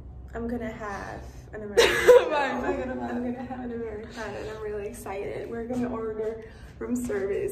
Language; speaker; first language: English; non-native, fluent; Italian